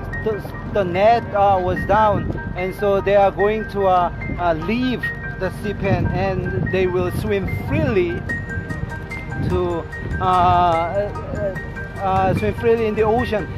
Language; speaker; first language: English; non-native, fluent; Korean